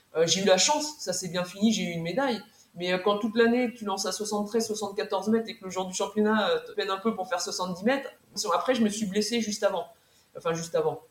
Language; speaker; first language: French; native; French